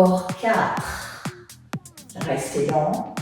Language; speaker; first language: French; native; French